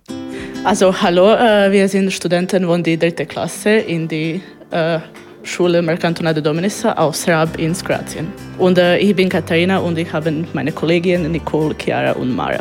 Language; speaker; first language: German; non-native, learner; Croatian